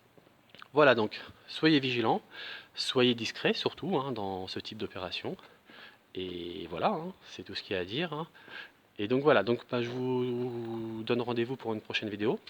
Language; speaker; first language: French; native; French